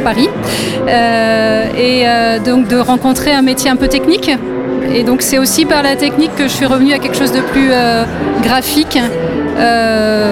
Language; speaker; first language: French; native; French